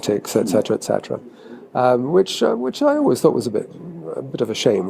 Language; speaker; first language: English; native; English